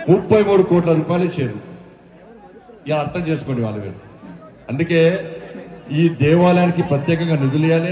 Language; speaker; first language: Telugu; native; Telugu